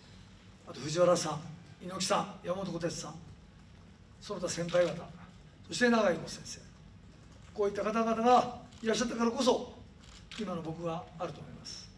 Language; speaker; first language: Japanese; native; Japanese